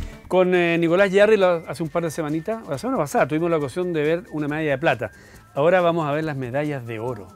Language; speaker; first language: Spanish; native; Spanish